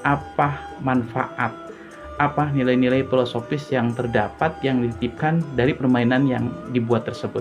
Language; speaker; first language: Indonesian; non-native, local second language; Sundanese